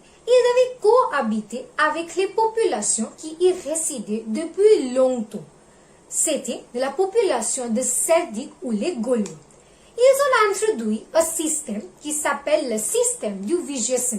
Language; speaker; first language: French; non-native, learner; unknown